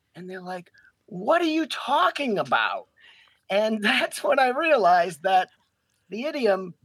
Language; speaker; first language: English; native; English